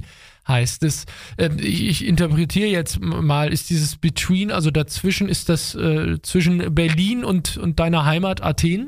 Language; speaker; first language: German; native; German